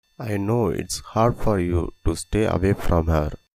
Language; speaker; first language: English; non-native, local second language; Tamil